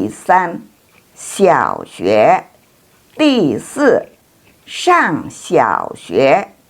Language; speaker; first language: Chinese; non-native, fluent; Indonesian